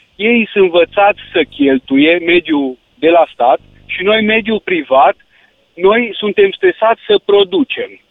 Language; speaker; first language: Romanian; native; Romanian